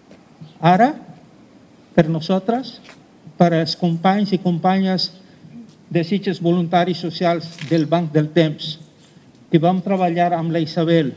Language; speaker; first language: Catalan; non-native, local second language; Spanish